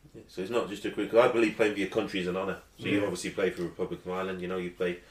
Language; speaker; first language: English; early bilingual, other home language; Yoruba